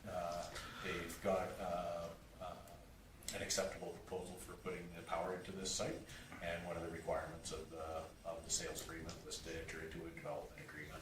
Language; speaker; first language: English; native; English